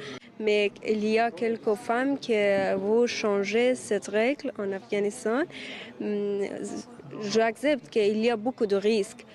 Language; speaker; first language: French; non-native, learner; Persian